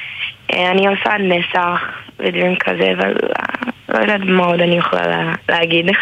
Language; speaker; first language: Hebrew; non-native, learner; English